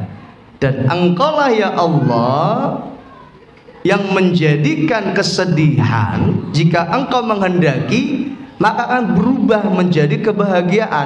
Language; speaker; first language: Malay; non-native, local second language; Javanese